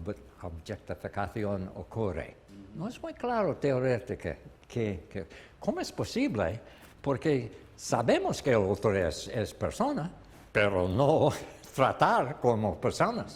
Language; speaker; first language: Spanish; non-native, learner; English